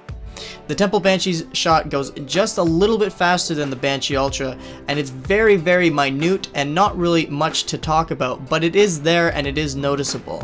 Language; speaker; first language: English; native; English